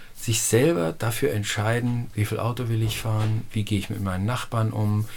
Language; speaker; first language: German; native; German